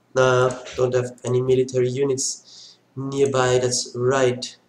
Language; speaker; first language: English; non-native, fluent; Swiss German